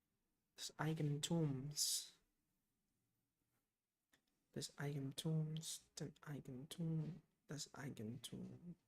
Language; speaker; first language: German; non-native, learner; Spanish